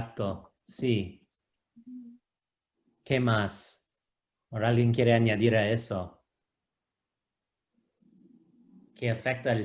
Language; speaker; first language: Spanish; non-native, fluent; English